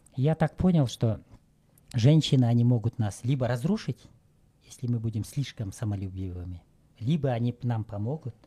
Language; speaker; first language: Russian; non-native, local second language; Kyrgyz